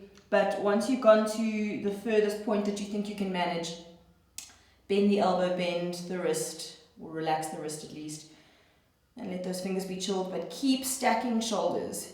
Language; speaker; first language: English; native; English